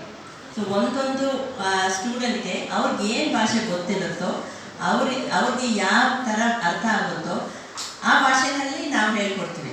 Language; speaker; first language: Kannada; non-native, local second language; Telugu